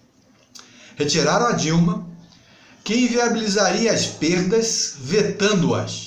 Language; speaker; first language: Portuguese; native; Portuguese